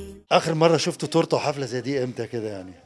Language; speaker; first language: Arabic; native; Arabic